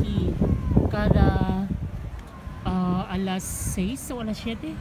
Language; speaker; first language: Spanish; non-native, learner; English